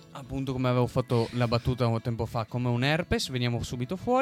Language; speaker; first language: Italian; native; Italian